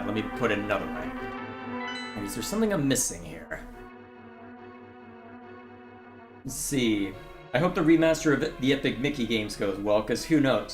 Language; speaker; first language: English; native; English